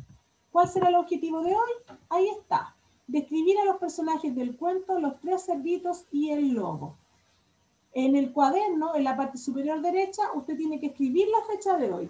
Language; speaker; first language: Spanish; native; Spanish